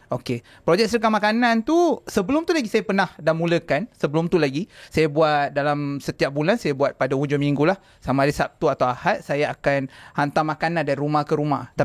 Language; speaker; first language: Malay; non-native, local second language; Tamil